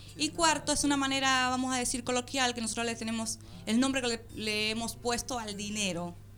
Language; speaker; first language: Spanish; native; Spanish